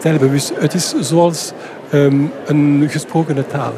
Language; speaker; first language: Dutch; non-native, fluent; French